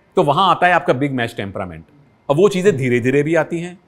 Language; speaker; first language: Hindi; native; Hindi